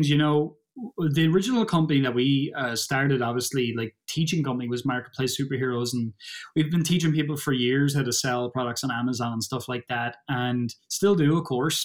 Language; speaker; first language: English; native; English